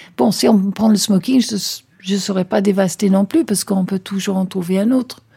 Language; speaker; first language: French; non-native, fluent; English